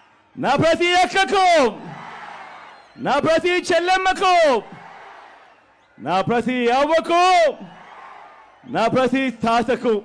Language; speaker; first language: Telugu; native; Telugu